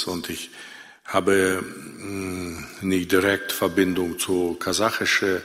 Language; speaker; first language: German; non-native, fluent; Russian